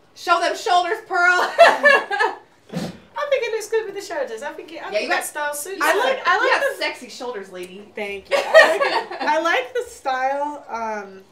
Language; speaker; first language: English; native; English